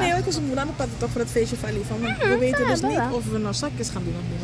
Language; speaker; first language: Dutch; native; Dutch